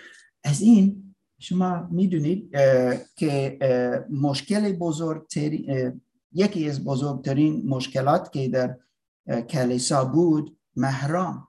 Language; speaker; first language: Persian; non-native, learner; English